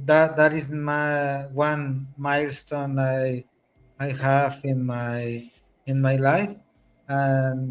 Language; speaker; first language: English; non-native, learner; Spanish